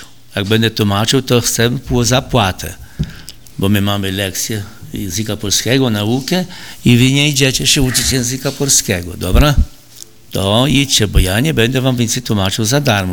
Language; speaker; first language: Polish; early bilingual, heritage; Polish